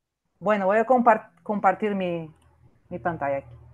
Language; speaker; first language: Spanish; non-native, fluent; Portuguese